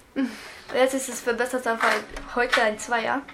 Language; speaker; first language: German; early bilingual, other home language; Croatian